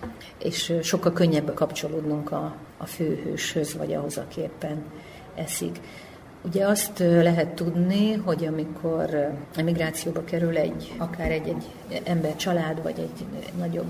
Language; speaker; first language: Hungarian; native; Hungarian